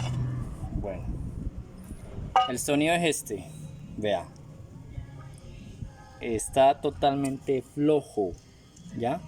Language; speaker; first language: Spanish; native; Spanish